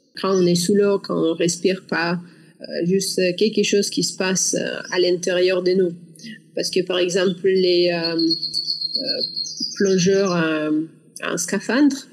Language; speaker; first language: French; non-native, learner; Russian